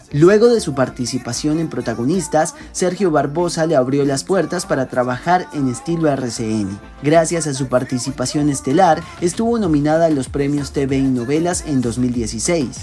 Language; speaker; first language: Spanish; native; Spanish